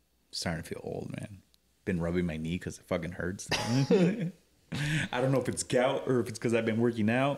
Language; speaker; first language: English; early bilingual, other home language; Spanish